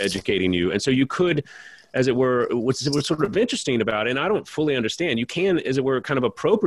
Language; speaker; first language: English; native; English